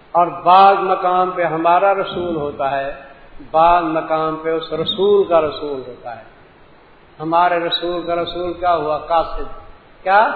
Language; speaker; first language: Urdu; non-native, local second language; Punjabi